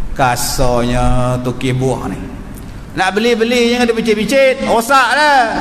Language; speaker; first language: Malay; native; Malay